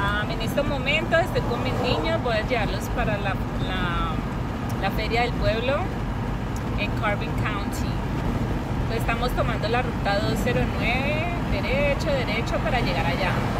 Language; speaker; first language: Spanish; native; Spanish